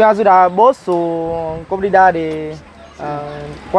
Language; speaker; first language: Portuguese; non-native, learner; Vietnamese